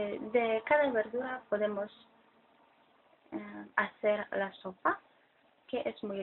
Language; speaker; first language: Spanish; non-native, fluent; Polish